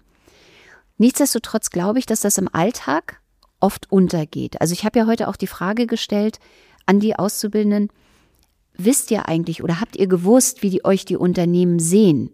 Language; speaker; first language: German; native; German